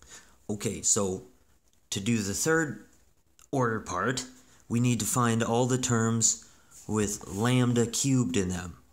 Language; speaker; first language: English; native; English